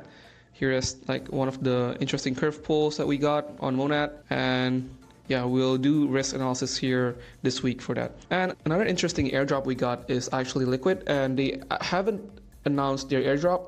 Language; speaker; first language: English; non-native, fluent; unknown